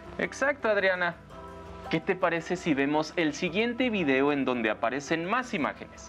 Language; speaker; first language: Spanish; native; Spanish